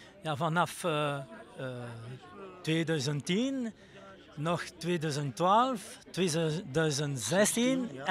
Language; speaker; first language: Dutch; non-native, local second language; French